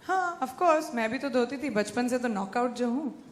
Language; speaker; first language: Hindi; native; Hindi